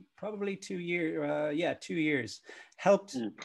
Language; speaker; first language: English; native; English